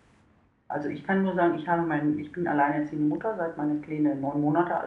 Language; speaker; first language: German; native; German